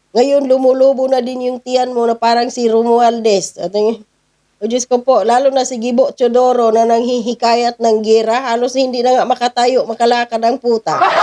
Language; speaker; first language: Filipino; non-native, local second language; Cebuano